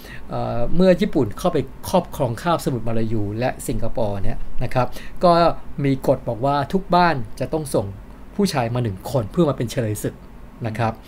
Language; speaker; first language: Thai; native; Thai